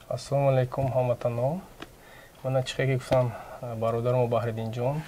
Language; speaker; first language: Tajik; native; Tajik